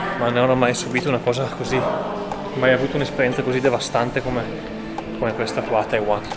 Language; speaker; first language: Italian; native; Italian